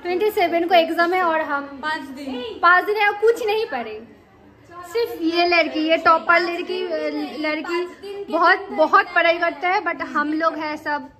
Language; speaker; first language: Hindi; non-native, local second language; Bangla